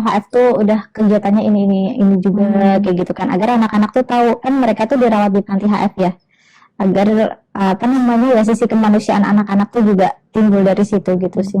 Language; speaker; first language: Indonesian; native; Indonesian